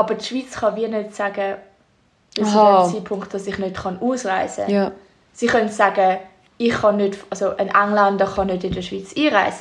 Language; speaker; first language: German; native; German